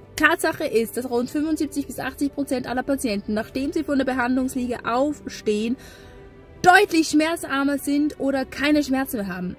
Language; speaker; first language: German; native; German